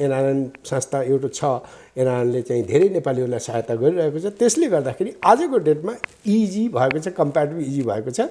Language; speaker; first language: Nepali; native; Nepali